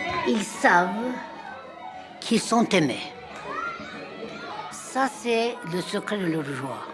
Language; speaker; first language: French; non-native, fluent; Armenian